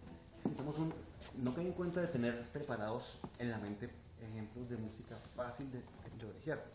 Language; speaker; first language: Spanish; native; Spanish